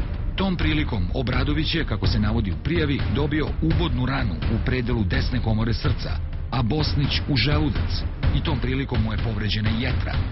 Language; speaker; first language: Serbian; native; Serbian